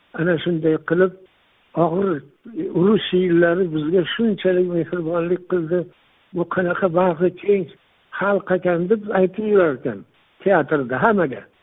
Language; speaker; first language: Uzbek; non-native, local second language; Tajik